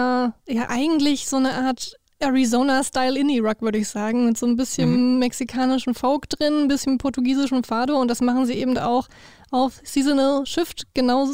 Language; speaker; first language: German; native; German